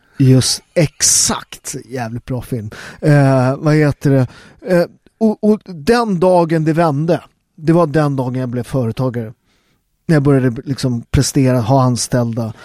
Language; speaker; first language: Swedish; native; Swedish